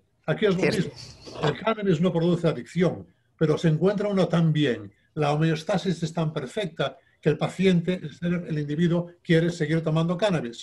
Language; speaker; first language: Spanish; native; Spanish